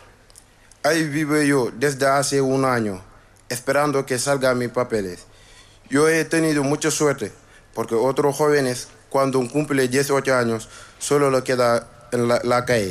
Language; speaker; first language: Spanish; non-native, learner; Wolof